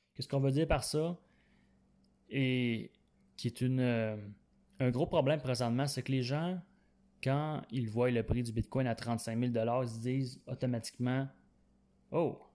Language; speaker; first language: French; native; French